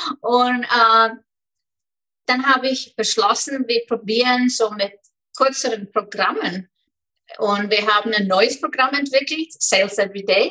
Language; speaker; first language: German; non-native, fluent; Icelandic